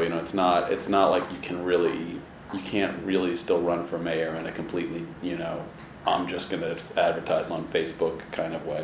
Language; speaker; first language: English; native; English